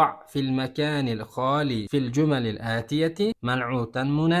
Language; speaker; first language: Arabic; non-native, fluent; Uzbek